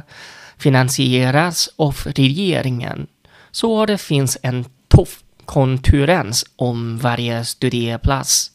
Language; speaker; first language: Swedish; non-native, fluent; Vietnamese